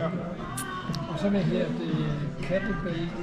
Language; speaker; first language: Danish; native; Danish